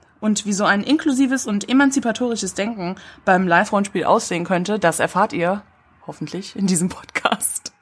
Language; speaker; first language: German; native; German